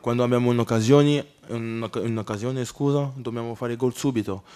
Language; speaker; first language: Italian; non-native, learner; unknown